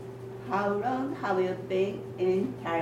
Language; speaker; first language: English; non-native, learner; Chinese